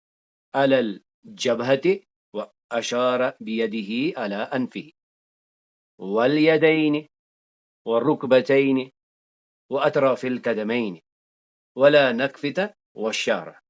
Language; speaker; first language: Arabic; non-native, fluent; Urdu